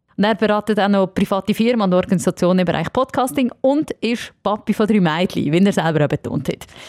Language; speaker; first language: German; native; German